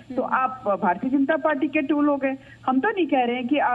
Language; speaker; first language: Hindi; native; Hindi